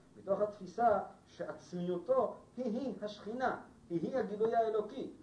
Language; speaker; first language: Hebrew; non-native, fluent; Spanish